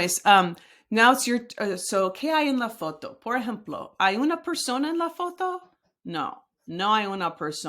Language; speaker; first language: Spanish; non-native, fluent; English